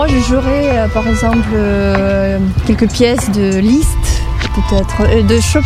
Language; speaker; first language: French; native; French